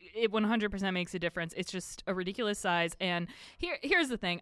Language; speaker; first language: English; early bilingual, other home language; Polish